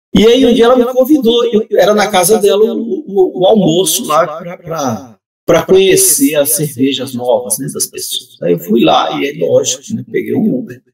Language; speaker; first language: Portuguese; native; Portuguese